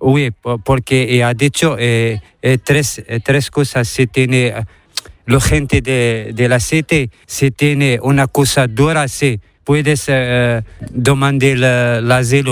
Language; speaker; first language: Spanish; non-native, learner; Arabic